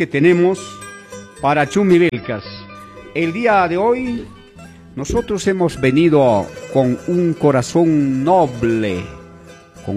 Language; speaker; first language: Spanish; non-native, local second language; Quechua